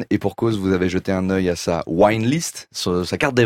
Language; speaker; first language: French; native; French